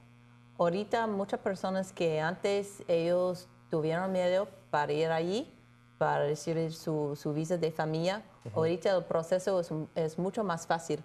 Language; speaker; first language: Spanish; non-native, fluent; English